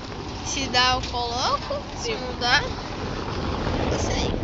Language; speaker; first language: Portuguese; native; Portuguese